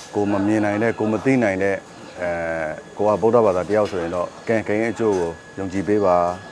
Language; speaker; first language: Burmese; non-native, local second language; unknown